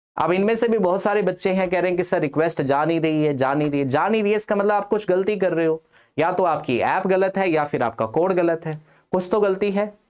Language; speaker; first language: Hindi; non-native, local second language; Punjabi